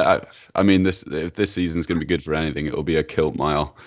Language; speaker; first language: English; native; English